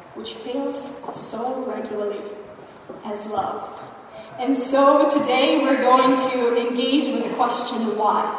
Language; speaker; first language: English; non-native, fluent; Russian